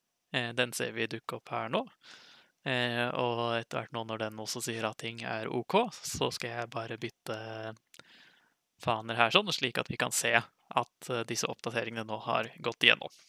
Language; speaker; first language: Norwegian; native; Norwegian